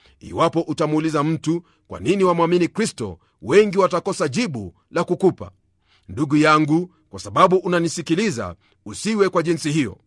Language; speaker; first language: Swahili; non-native, local second language; Luyia